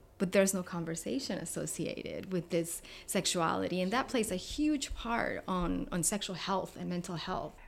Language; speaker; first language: English; non-native, fluent; Spanish